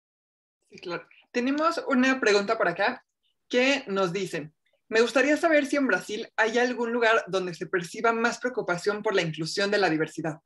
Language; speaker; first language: Spanish; native; Spanish